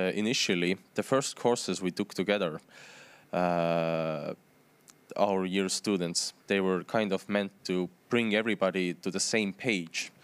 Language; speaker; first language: English; non-native, fluent; Estonian